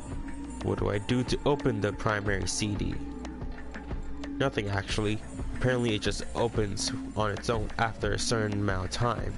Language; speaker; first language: English; native; English